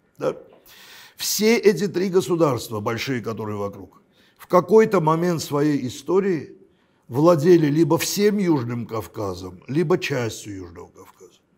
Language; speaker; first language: Russian; non-native, local second language; Armenian